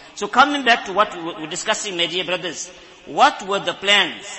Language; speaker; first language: English; native; English